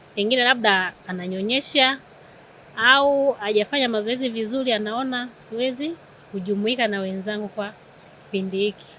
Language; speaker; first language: Swahili; native; Swahili